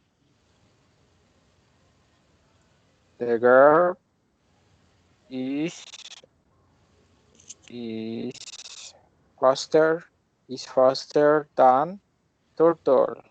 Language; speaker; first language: English; non-native, learner; Spanish